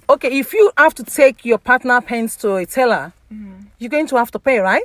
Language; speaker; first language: English; non-native, local second language; Yoruba